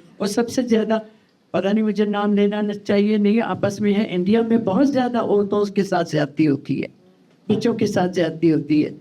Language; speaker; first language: Urdu; native; Urdu